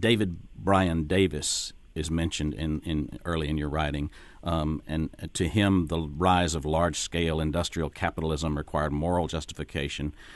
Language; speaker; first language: English; native; English